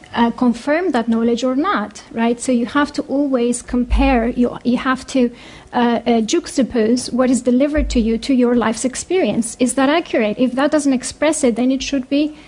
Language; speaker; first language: English; non-native, fluent; Greek